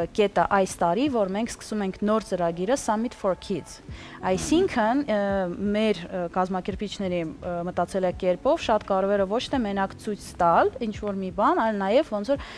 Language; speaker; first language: Armenian; early bilingual, heritage; Armenian